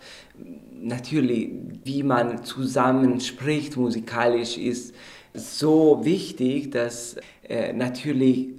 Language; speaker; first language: German; non-native, fluent; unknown